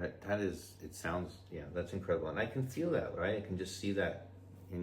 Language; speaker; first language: English; native; English